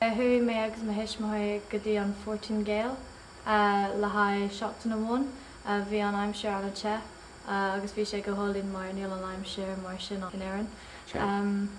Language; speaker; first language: Irish; non-native, local second language; English